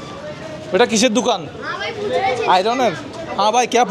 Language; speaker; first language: Hindi; non-native, learner; Bangla